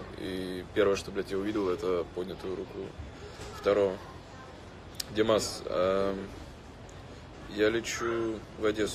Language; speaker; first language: Russian; native; Russian